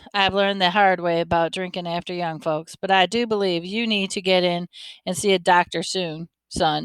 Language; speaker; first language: English; native; English